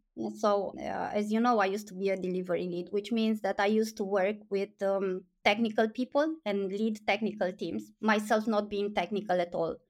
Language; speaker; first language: English; non-native, fluent; Romanian